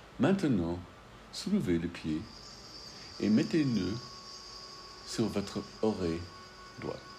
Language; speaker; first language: French; non-native, fluent; English